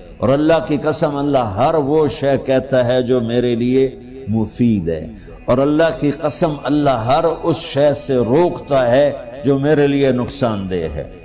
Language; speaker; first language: Urdu; non-native, local second language; Punjabi